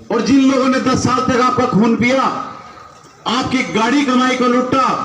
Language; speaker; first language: Hindi; native; Hindi